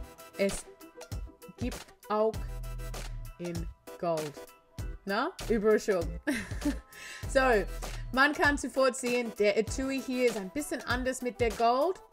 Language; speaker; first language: German; non-native, learner; English